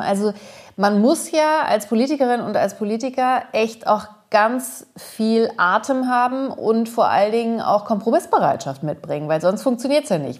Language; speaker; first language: German; early bilingual, other home language; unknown